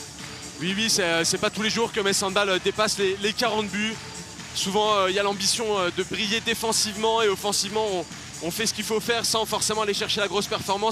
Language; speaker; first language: French; native; French